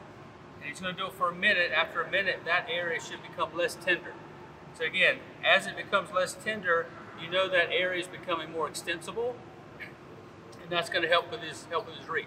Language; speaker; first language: English; native; English